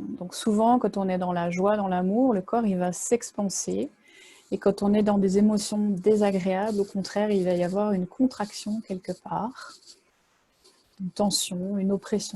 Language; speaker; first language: French; native; French